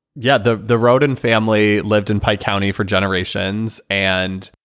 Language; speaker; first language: English; native; English